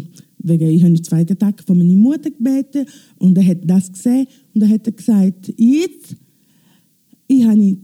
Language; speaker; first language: German; non-native, learner; Italian